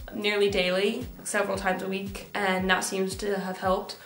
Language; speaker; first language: English; native; English